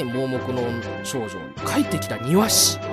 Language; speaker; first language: Japanese; native; Japanese